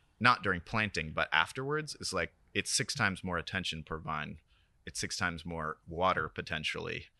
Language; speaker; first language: English; native; English